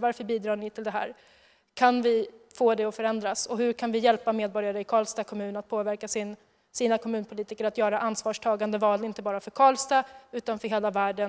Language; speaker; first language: Swedish; native; Swedish